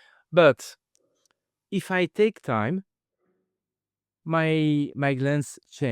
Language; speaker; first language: English; non-native, fluent; French